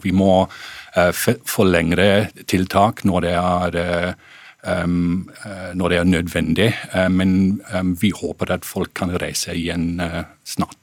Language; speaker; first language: Norwegian; non-native, fluent; English